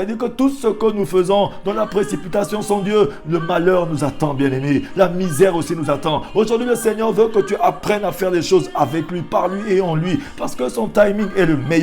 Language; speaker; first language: French; non-native, local second language; Lingala